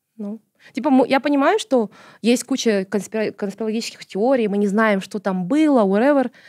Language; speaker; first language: Russian; non-native, local second language; Kazakh